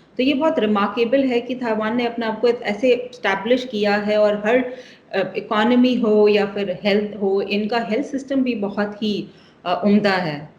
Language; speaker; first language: Hindi; native; Hindi